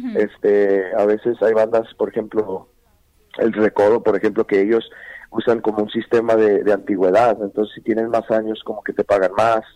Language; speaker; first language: Spanish; early bilingual, heritage; Spanish